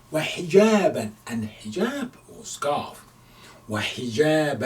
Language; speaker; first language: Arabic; non-native, fluent; English